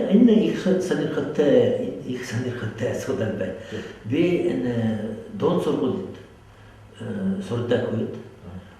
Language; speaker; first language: Mongolian; non-native, fluent; French